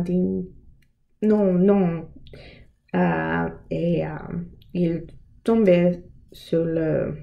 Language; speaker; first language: French; non-native, learner; English